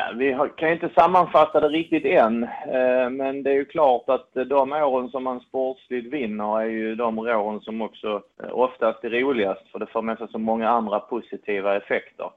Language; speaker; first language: Swedish; native; Swedish